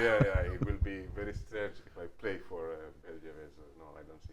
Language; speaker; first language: English; non-native, learner; Wolof